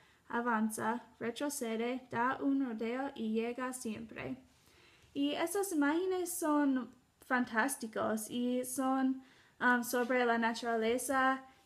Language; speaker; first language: Spanish; non-native, learner; English